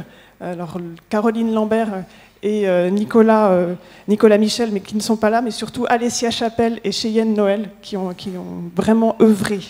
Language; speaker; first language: French; native; French